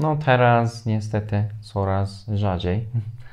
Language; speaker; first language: Polish; non-native, fluent; Turkish